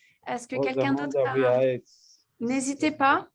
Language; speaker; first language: French; native; French